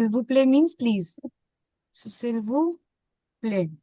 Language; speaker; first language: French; non-native, fluent; Hindi